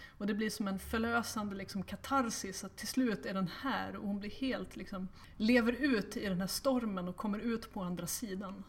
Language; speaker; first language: Swedish; native; Swedish